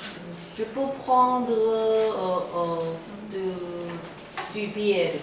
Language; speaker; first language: French; non-native, learner; Korean